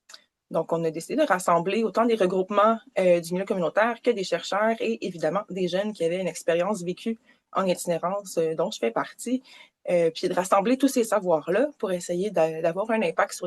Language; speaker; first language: French; native; French